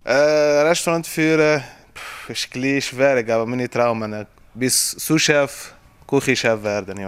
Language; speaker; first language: German; non-native, learner; Arabic